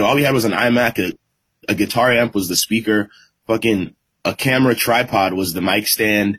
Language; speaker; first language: English; native; English